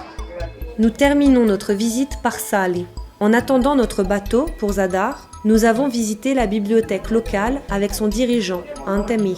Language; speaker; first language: French; native; French